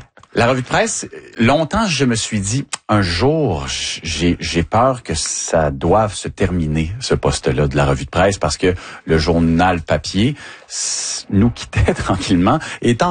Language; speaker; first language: French; native; French